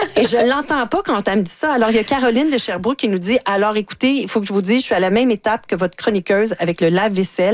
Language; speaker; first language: French; native; French